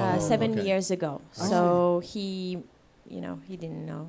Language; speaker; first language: English; non-native, fluent; Hebrew